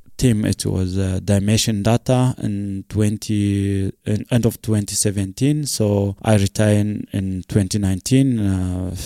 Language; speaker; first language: English; non-native, local second language; Kinyarwanda